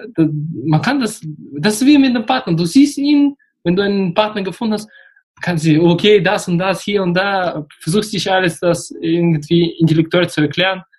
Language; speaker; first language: German; early bilingual, other home language; Russian